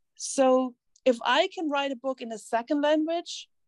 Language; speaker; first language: English; non-native, fluent; German